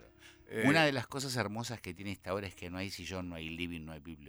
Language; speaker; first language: Spanish; native; Spanish